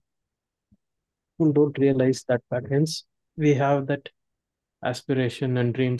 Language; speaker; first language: English; non-native, local second language; Kannada